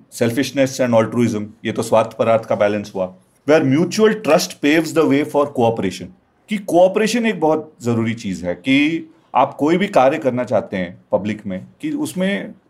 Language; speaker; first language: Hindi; non-native, local second language; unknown